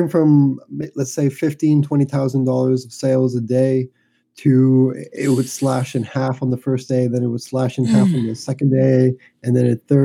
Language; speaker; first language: English; native; English